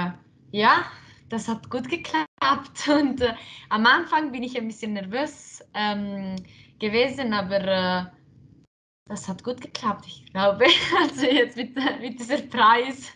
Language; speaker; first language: German; non-native, local second language; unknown